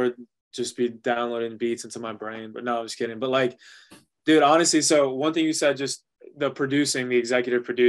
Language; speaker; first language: English; early bilingual, other home language; Spanish